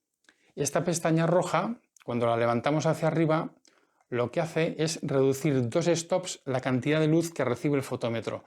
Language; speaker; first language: Spanish; native; Spanish